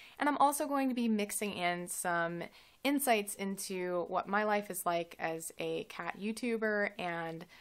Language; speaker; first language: English; native; English